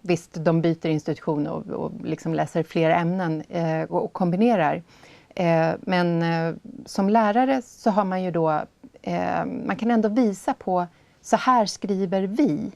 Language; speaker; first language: Swedish; native; Swedish